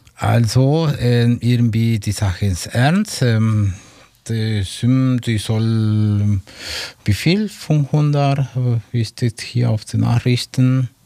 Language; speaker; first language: German; non-native, fluent; Spanish